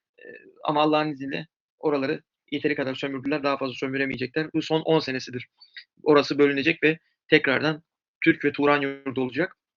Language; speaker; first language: Turkish; native; Turkish